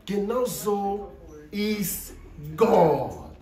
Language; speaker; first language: German; non-native, learner; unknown